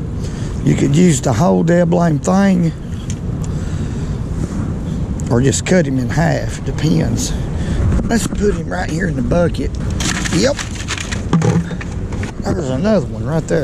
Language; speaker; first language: English; native; English